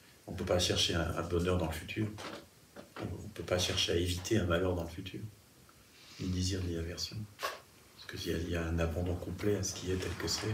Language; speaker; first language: French; native; French